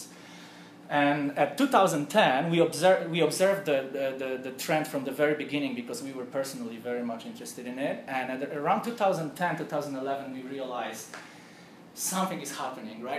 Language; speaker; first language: English; non-native, fluent; Polish